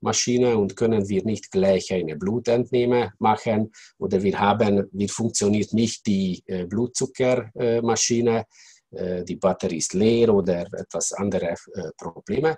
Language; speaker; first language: German; non-native, learner; Hungarian